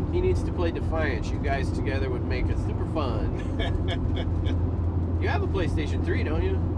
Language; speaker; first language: English; native; English